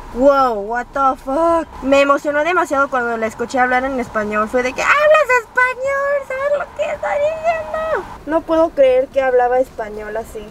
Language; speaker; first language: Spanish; native; Spanish